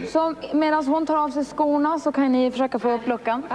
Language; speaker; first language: Swedish; native; Swedish